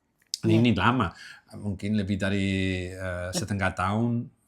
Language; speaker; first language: Indonesian; non-native, learner; Catalan